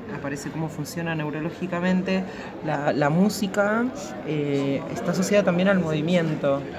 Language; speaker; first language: Spanish; native; Spanish